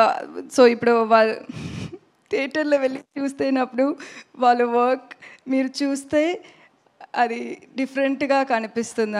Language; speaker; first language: Telugu; non-native, learner; Tamil